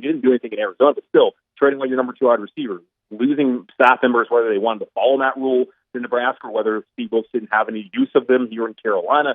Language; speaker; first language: English; native; English